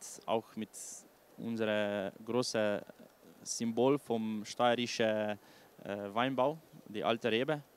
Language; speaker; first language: German; non-native, learner; Slovenian